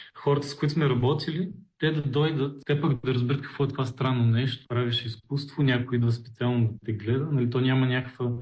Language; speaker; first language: Bulgarian; native; Bulgarian